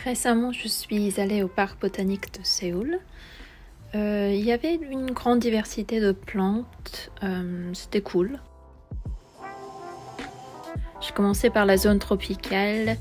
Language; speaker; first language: French; non-native, fluent; Korean